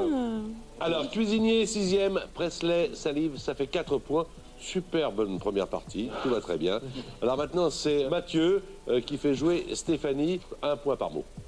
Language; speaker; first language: French; native; French